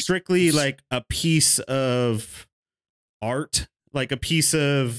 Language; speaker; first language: English; native; English